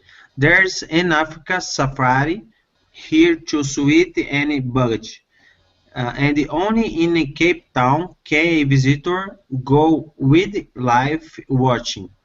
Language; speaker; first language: English; non-native, learner; Portuguese